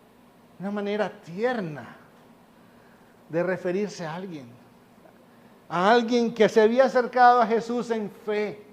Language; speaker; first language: Spanish; native; Spanish